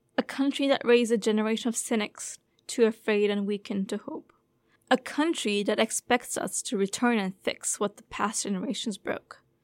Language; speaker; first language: English; non-native, fluent; Turkish